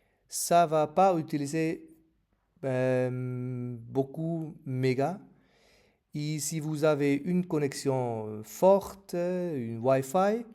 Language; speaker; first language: French; non-native, fluent; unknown